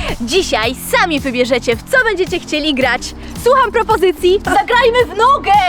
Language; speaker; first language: Polish; native; Polish